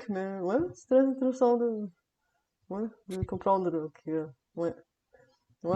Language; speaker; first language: French; non-native, fluent; Bulgarian